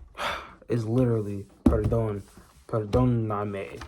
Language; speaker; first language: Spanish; non-native, learner; English